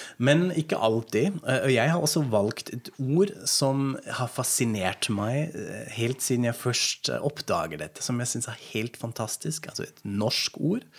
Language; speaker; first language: Norwegian; non-native, fluent; German